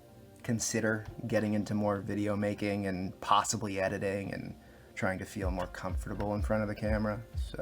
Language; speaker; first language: English; native; English